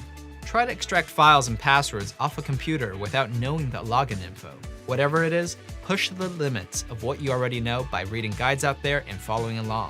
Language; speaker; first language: English; native; English